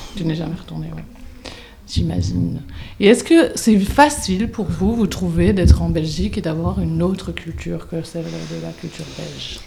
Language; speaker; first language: French; native; French